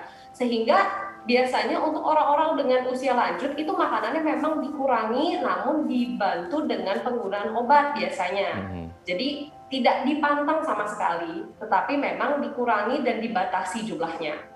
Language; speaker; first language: Indonesian; native; Indonesian